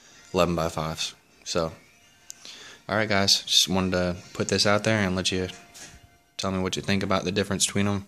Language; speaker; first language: English; native; English